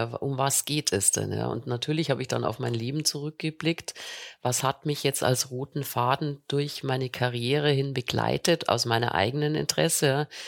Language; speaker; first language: German; native; German